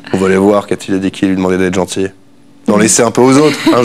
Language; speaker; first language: French; native; French